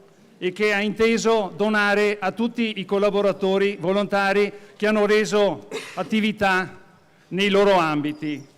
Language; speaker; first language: Italian; native; Italian